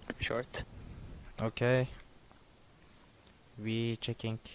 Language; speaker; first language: English; non-native, learner; Turkish